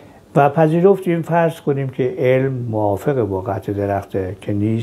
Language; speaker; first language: Persian; native; Persian